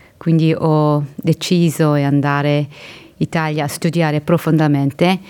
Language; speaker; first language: Italian; non-native, learner; Korean